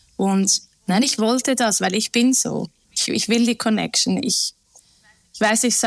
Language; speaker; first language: German; early bilingual, other home language; Turkish